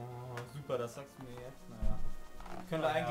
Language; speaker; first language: German; native; German